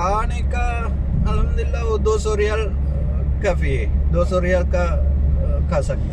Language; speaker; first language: Hindi; non-native, learner; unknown